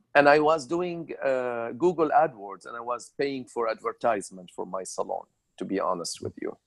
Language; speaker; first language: English; non-native, fluent; Arabic